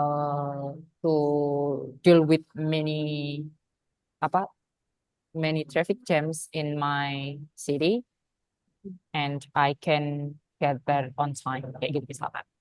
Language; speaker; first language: English; non-native, fluent; Indonesian